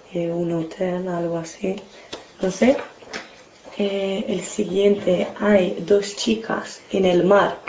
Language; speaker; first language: Spanish; non-native, fluent; English